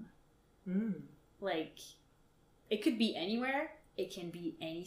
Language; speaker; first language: English; non-native, fluent; French